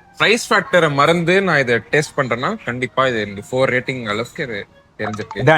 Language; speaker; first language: Tamil; non-native, local second language; Punjabi